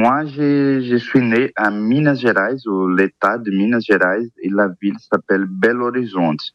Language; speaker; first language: French; non-native, fluent; Portuguese